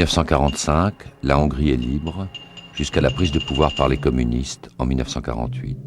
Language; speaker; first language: French; native; French